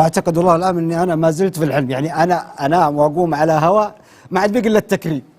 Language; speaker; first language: Arabic; native; Arabic